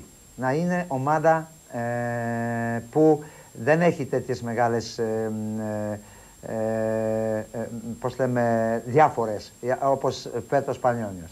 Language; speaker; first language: Greek; non-native, fluent; Polish